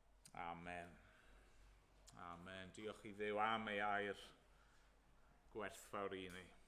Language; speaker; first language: Welsh; native; Welsh